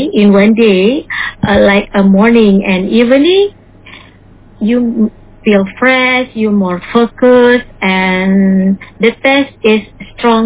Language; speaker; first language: English; non-native, learner; Indonesian